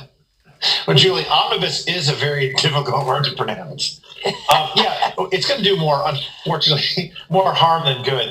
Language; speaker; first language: English; native; English